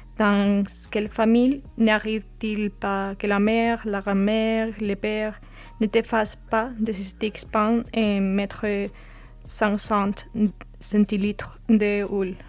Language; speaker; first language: French; non-native, fluent; Spanish